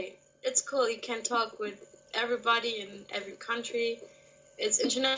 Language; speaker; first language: English; non-native, learner; Kurdish